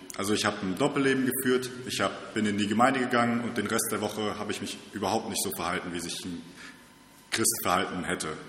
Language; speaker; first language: German; early bilingual, other home language; Russian